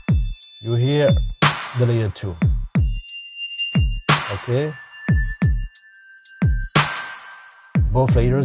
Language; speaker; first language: English; non-native, fluent; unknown